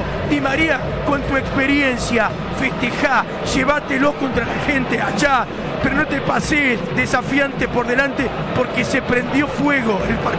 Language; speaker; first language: Spanish; native; Spanish